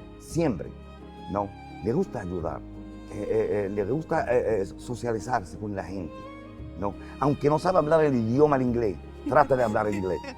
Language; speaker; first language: Spanish; non-native, fluent; Arabic